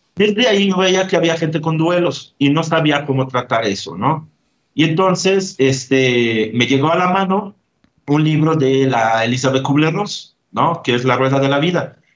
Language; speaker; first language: Spanish; non-native, fluent; Italian